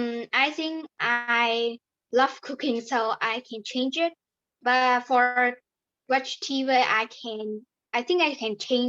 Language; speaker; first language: English; non-native, learner; Vietnamese